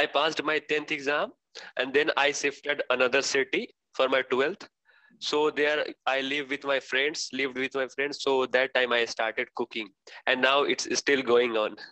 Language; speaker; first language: English; non-native, learner; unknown